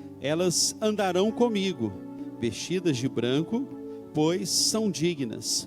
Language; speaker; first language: Portuguese; native; Portuguese